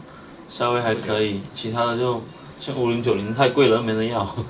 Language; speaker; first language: Chinese; native; Chinese